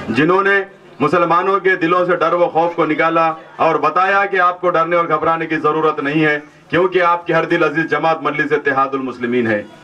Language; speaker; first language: Urdu; native; Urdu